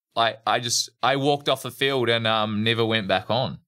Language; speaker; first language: English; native; English